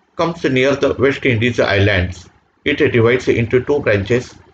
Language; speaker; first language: English; non-native, local second language; Marathi